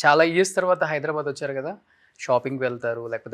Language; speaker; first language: Telugu; native; Telugu